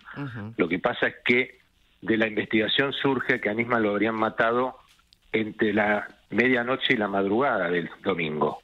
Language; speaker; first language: Spanish; native; Spanish